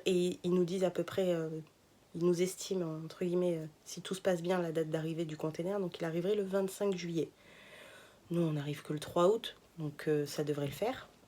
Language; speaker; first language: French; native; French